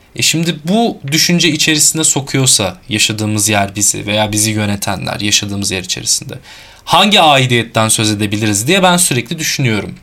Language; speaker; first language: Turkish; native; Turkish